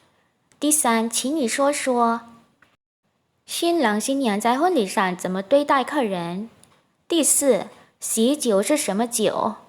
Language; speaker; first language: Chinese; non-native, fluent; Indonesian